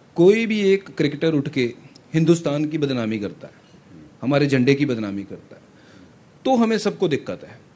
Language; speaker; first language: Hindi; non-native, local second language; Punjabi